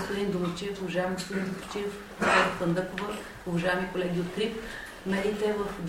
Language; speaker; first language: Bulgarian; native; Bulgarian